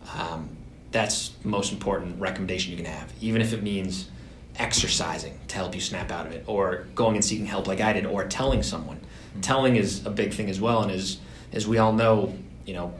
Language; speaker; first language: English; native; English